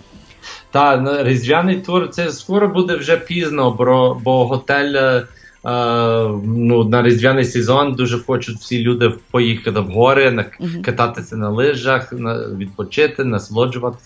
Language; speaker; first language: Ukrainian; early bilingual, heritage; English